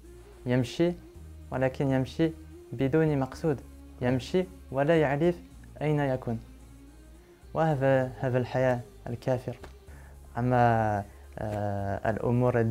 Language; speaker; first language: Arabic; non-native, learner; French